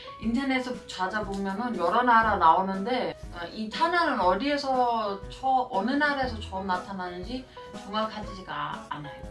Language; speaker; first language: Korean; non-native, fluent; German